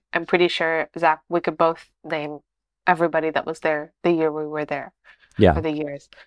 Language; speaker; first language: English; non-native, fluent; Portuguese